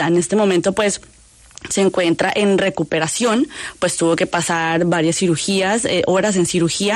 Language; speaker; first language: Spanish; native; Spanish